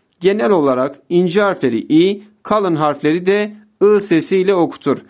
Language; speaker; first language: Turkish; native; Turkish